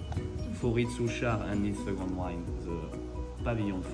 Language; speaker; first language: English; non-native, fluent; French